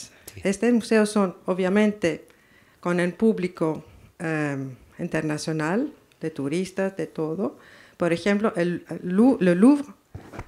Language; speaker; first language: Spanish; non-native, fluent; French